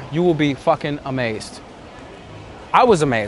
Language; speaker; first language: English; native; English